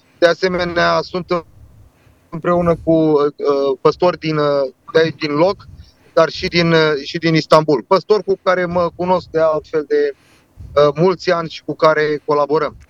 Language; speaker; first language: Romanian; non-native, local second language; Turkish